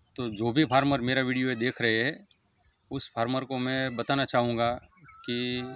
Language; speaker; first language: Hindi; non-native, local second language; Gujarati